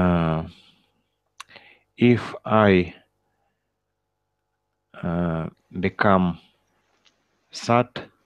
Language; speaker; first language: English; non-native, learner; Russian